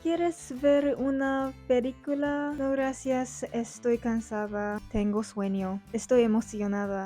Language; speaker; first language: Spanish; non-native, learner; English